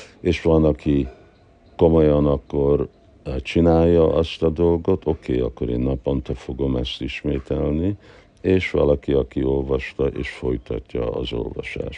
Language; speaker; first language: Hungarian; early bilingual, heritage; Hungarian